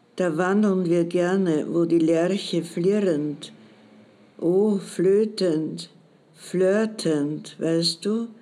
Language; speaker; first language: German; native; German